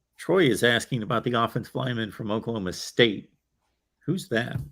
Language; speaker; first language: English; native; English